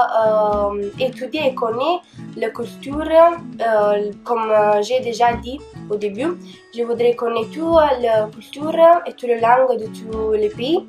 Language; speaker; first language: French; non-native, learner; Italian